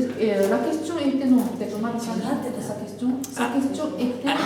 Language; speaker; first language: French; non-native, fluent; Japanese